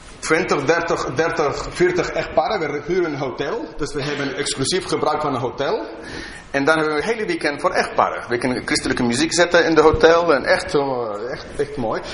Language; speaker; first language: Dutch; non-native, fluent; English